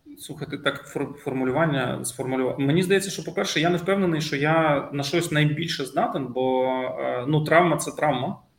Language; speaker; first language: Ukrainian; non-native, local second language; Russian